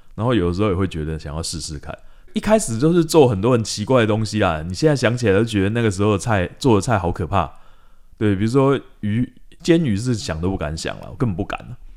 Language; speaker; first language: Chinese; native; Chinese